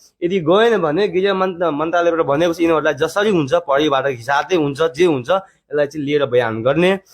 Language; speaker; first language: Nepali; non-native, local second language; Maithili